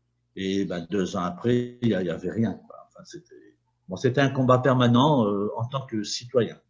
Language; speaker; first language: French; native; French